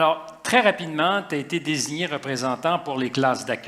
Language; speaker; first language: French; native; French